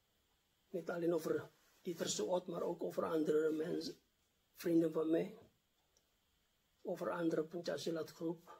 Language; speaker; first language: Dutch; non-native, fluent; Indonesian